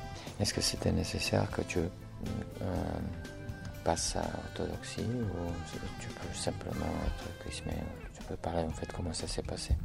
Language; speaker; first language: French; non-native, learner; Serbian